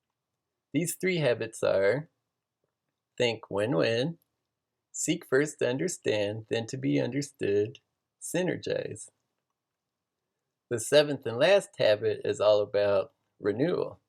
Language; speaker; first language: English; native; English